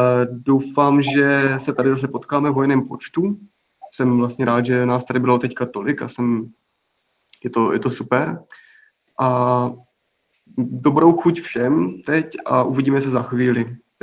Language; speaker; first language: Czech; native; Czech